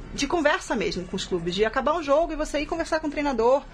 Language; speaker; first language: Portuguese; native; Portuguese